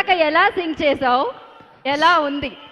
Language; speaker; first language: Telugu; native; Telugu